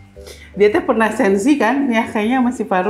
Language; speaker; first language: Indonesian; native; Indonesian